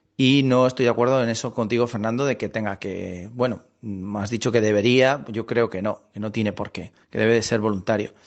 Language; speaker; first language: Spanish; native; Spanish